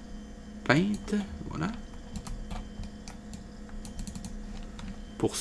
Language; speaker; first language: French; native; French